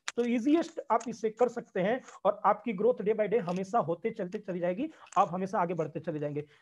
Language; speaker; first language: Hindi; native; Hindi